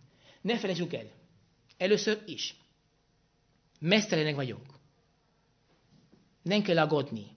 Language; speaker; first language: Hungarian; non-native, fluent; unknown